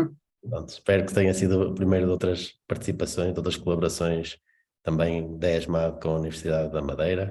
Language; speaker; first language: Portuguese; native; Portuguese